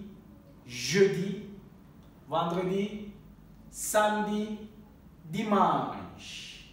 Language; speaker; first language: French; non-native, fluent; Turkish